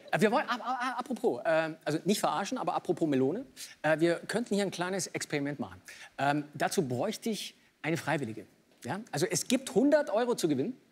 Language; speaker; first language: German; native; German